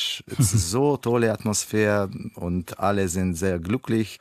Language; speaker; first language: German; non-native, learner; Russian